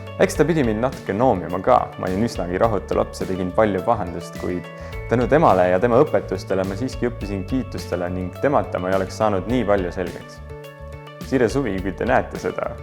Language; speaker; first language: Estonian; early bilingual, other home language; Russian